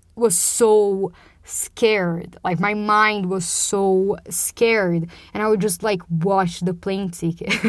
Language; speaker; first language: English; non-native, fluent; Portuguese